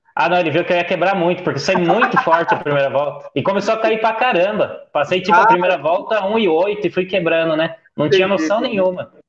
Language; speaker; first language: Portuguese; native; Portuguese